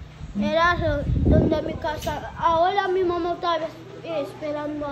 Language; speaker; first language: Spanish; early bilingual, other home language; Haitian Creole